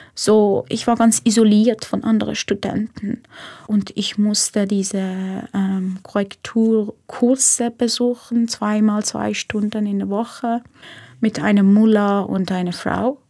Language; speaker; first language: German; non-native, fluent; Persian